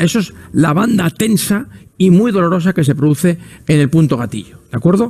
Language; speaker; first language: Spanish; native; Spanish